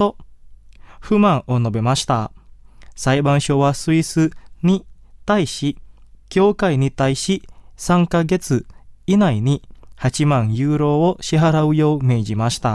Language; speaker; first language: Japanese; non-native, fluent; Indonesian